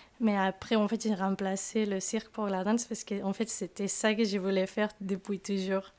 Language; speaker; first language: French; non-native, fluent; Spanish